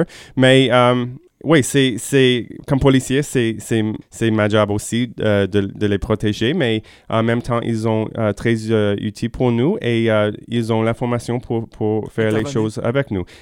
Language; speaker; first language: French; non-native, fluent; English